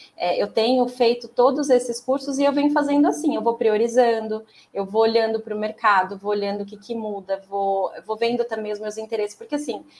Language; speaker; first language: Portuguese; native; Portuguese